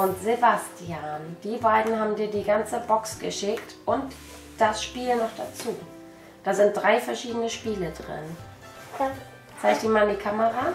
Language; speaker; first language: German; native; German